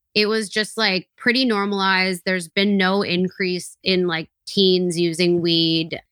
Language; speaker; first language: English; native; English